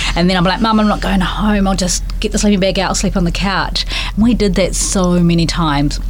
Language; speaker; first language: English; native; English